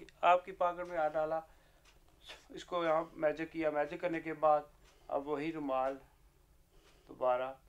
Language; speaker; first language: Urdu; non-native, local second language; Punjabi